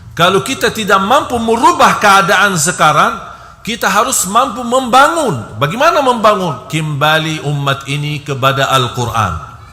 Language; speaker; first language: Indonesian; non-native, fluent; Arabic